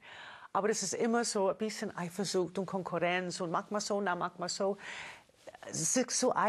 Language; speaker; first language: German; non-native, fluent; English